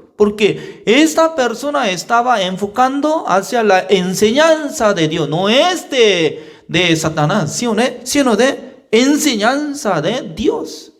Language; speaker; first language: Spanish; non-native, fluent; Korean